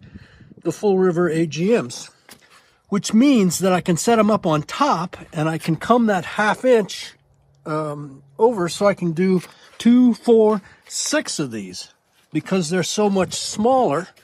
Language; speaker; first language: English; native; English